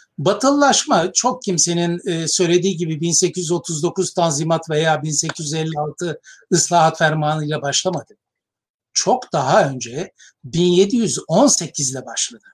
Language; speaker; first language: Turkish; native; Turkish